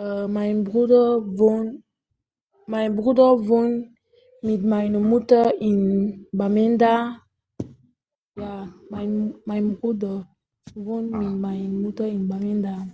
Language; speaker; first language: German; non-native, learner; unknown